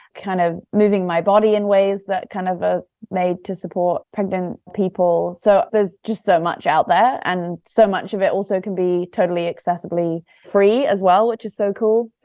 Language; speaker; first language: English; native; English